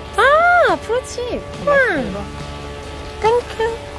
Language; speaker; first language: Korean; native; Korean